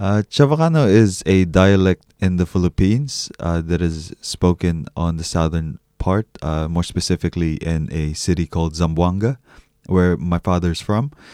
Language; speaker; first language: English; early bilingual, other home language; Chavacano